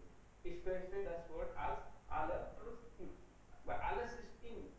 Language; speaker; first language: German; non-native, learner; Hindi